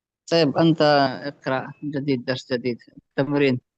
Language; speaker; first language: Arabic; non-native, fluent; Urdu